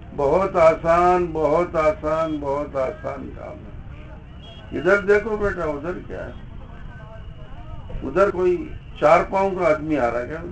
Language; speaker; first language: Urdu; native; Urdu